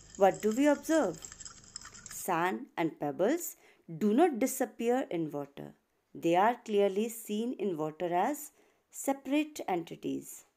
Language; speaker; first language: English; non-native, local second language; Hindi